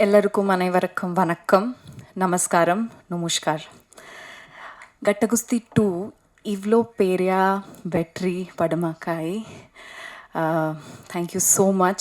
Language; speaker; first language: Tamil; non-native, learner; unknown